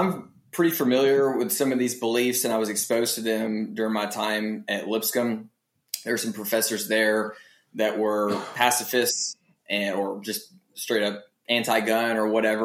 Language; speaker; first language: English; native; English